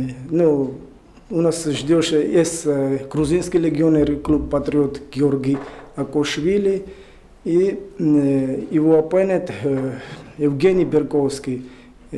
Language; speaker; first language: Russian; non-native, learner; Georgian